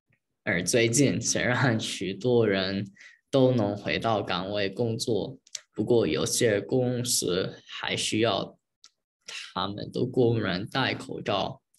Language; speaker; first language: Chinese; early bilingual, heritage; Chinese